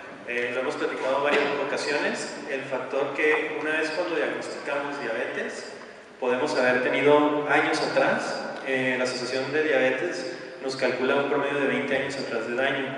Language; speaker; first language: Spanish; native; Spanish